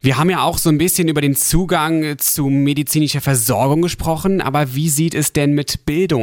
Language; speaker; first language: German; native; German